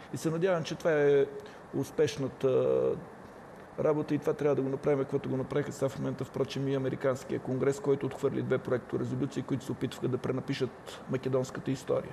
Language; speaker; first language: Bulgarian; native; Bulgarian